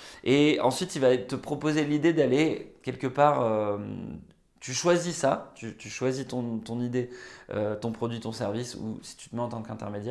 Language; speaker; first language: French; native; French